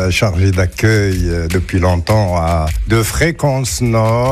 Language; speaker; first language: French; non-native, local second language; Arabic